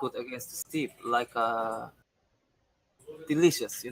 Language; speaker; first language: English; non-native, learner; Korean